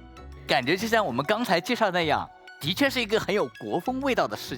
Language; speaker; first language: Chinese; native; Chinese